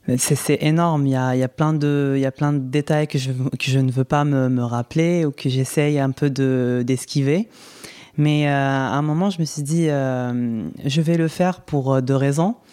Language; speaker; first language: French; non-native, local second language; Arabic